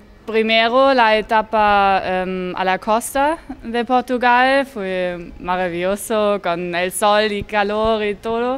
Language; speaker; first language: Spanish; non-native, learner; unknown